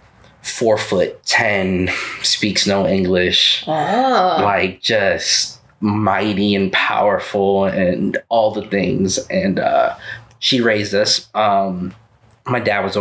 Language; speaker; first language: English; early bilingual, other home language; Spanish